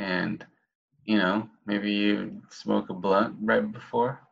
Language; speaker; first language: English; non-native, fluent; Spanish